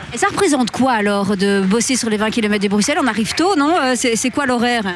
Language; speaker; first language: French; native; French